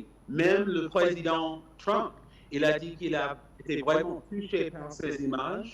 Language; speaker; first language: French; non-native, fluent; English